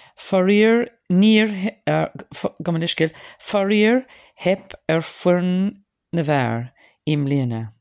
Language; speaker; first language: Irish; non-native, local second language; English